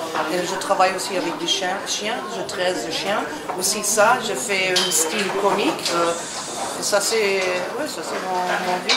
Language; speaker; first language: French; non-native, learner; German